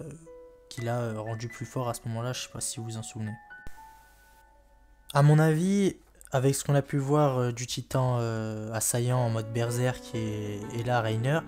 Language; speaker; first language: French; native; French